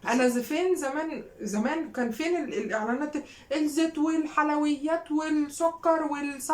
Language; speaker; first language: Arabic; native; Arabic